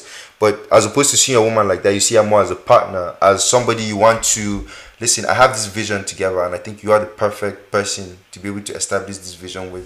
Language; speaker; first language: English; non-native, local second language; Hausa